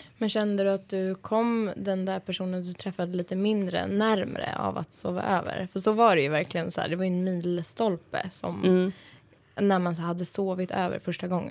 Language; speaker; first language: Swedish; native; Swedish